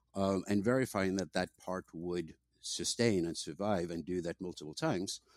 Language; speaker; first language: English; non-native, fluent; Norwegian